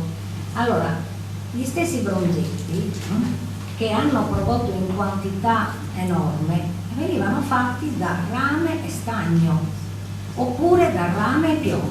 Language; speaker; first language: Italian; native; Italian